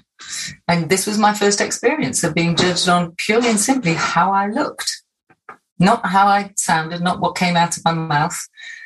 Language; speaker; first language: English; native; English